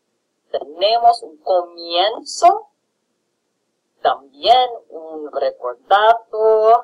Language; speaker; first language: Spanish; non-native, fluent; English